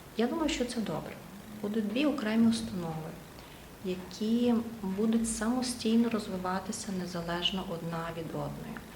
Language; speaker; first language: Ukrainian; native; Ukrainian